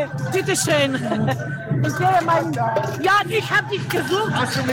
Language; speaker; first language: German; non-native, fluent; Polish